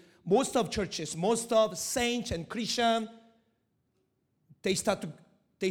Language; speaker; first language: English; non-native, fluent; Korean